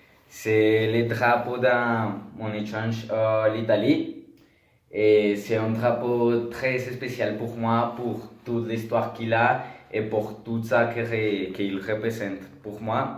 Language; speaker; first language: French; non-native, learner; Spanish